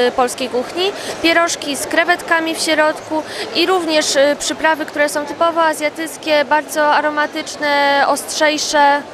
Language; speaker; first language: Polish; non-native, fluent; Chinese